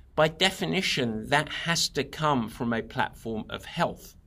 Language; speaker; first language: English; native; English